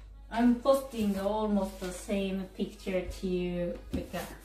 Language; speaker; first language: English; non-native, learner; Japanese